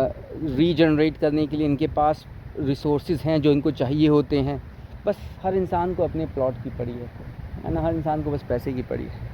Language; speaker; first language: Hindi; native; Hindi